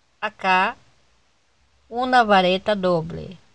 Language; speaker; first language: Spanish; non-native, learner; Portuguese